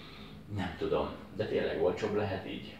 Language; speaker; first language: Hungarian; native; Hungarian